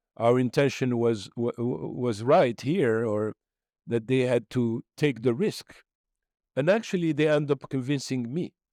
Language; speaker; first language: English; non-native, fluent; Arabic